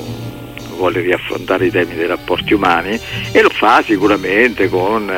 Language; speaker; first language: Italian; native; Italian